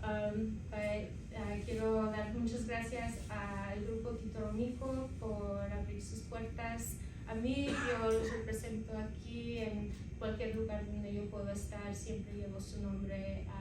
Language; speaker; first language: Spanish; early bilingual, heritage; Spanish